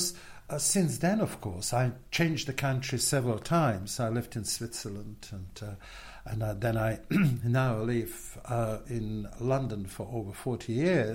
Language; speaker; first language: English; non-native, fluent; Czech